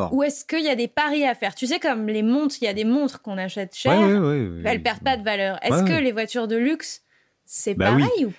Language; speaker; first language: French; native; French